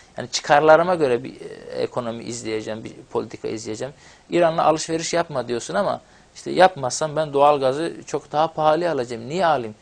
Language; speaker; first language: Turkish; non-native, local second language; Kurdish